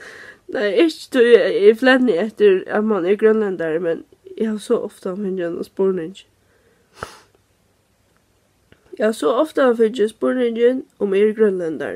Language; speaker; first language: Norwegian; non-native, learner; Faroese